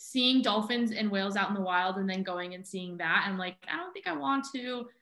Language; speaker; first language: English; native; English